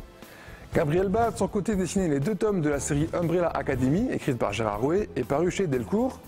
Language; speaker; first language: French; native; French